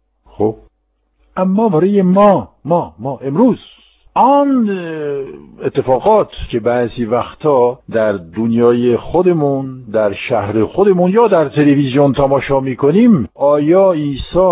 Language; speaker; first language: Persian; non-native, fluent; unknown